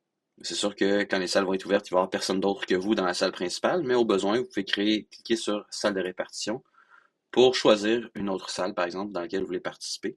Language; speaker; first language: French; native; French